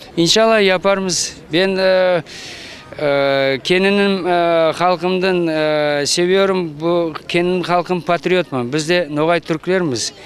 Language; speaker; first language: Turkish; non-native, learner; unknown